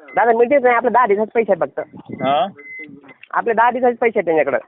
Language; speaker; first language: Marathi; native; Marathi